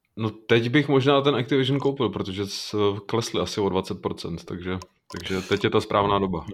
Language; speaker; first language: Czech; native; Czech